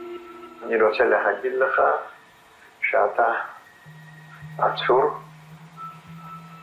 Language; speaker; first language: Hebrew; non-native, fluent; Polish